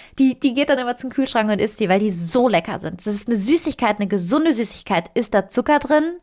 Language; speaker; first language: German; non-native, fluent; Italian